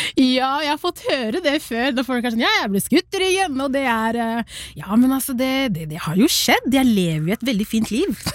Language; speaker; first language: Norwegian; early bilingual, other home language; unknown